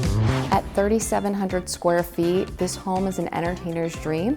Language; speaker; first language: English; native; English